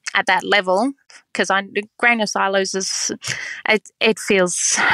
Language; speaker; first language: English; native; English